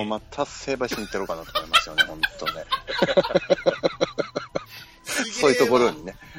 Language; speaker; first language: Japanese; native; Japanese